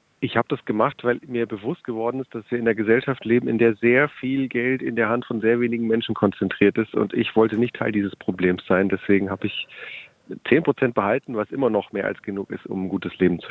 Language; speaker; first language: German; native; German